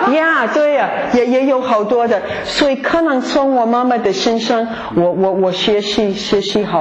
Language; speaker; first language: Chinese; non-native, fluent; English